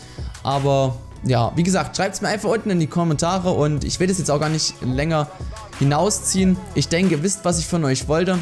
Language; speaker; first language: German; native; German